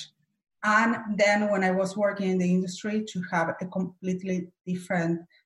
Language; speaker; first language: English; non-native, fluent; Spanish